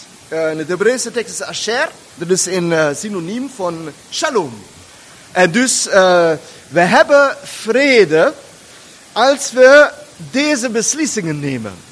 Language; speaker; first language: Dutch; non-native, fluent; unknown